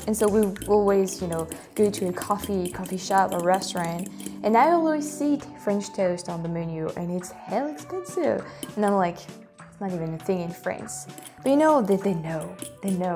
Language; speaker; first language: English; non-native, fluent; French